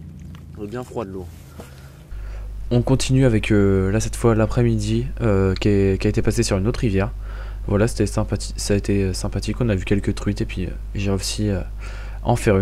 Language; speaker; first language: French; native; French